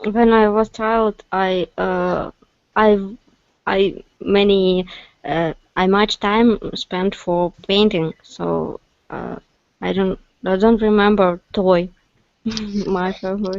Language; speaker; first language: English; non-native, learner; Russian